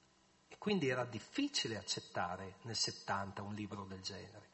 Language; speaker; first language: Italian; native; Italian